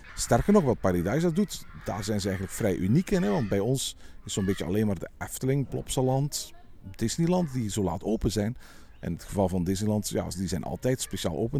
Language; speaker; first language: Dutch; native; Dutch